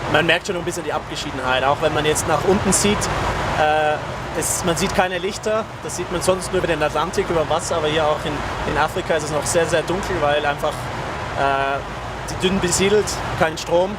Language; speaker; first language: German; native; German